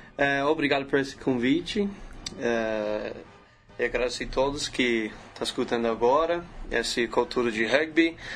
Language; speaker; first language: Portuguese; non-native, learner; English